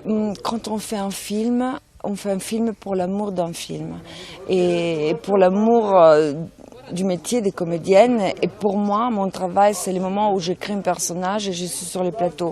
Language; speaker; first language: French; non-native, fluent; Italian